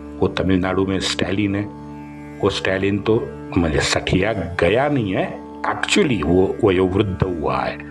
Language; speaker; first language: Hindi; non-native, local second language; Marathi